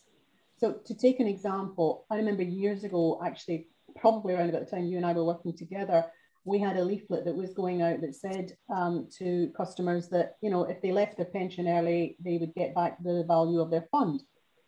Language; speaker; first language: English; native; English